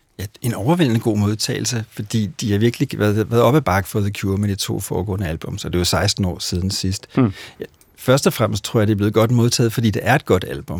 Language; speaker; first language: Danish; native; Danish